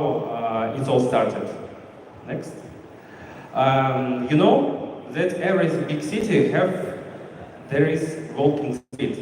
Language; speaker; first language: English; non-native, learner; Russian